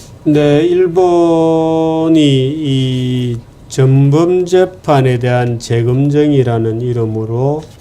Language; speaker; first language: Korean; native; Korean